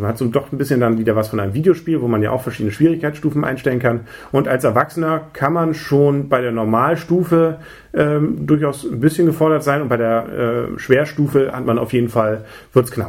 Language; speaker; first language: German; native; German